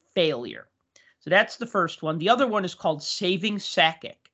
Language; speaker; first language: English; native; English